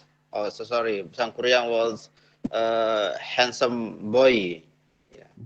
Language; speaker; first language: English; non-native, learner; Indonesian